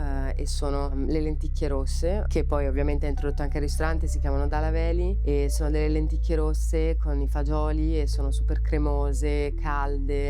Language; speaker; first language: Italian; early bilingual, other home language; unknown